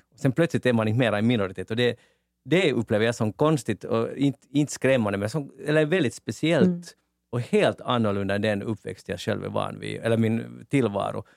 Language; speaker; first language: Swedish; native; Swedish